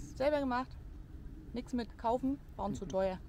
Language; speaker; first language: German; native; German